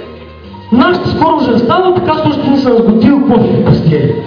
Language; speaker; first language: Bulgarian; early bilingual, heritage; Bulgarian